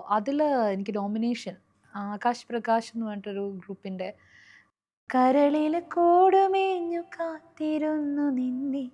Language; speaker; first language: Malayalam; non-native, local second language; Hindi